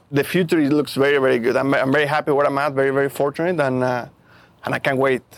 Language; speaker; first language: English; non-native, fluent; Spanish